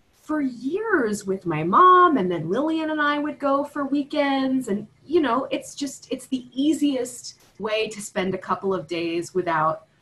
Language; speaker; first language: English; native; English